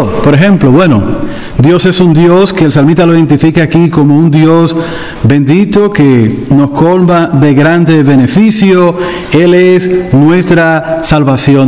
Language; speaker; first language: Spanish; native; Spanish